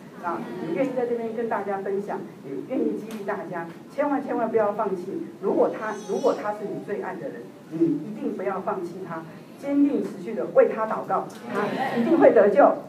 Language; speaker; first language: Chinese; native; Chinese